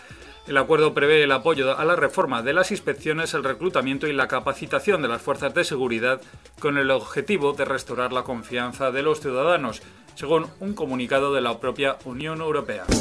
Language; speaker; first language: Spanish; native; Spanish